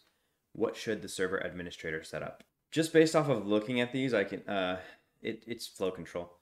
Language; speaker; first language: English; native; English